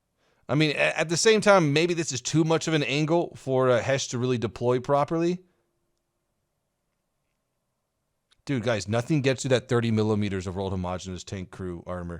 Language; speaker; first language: English; native; English